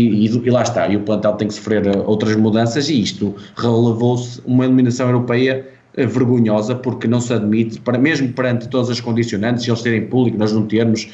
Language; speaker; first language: Portuguese; native; Portuguese